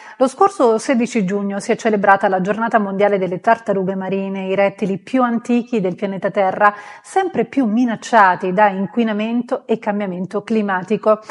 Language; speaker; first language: Italian; native; Italian